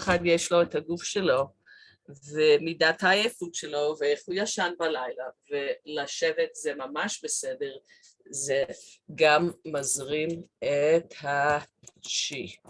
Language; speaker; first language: Hebrew; non-native, fluent; English